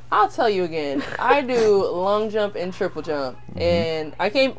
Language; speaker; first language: English; native; English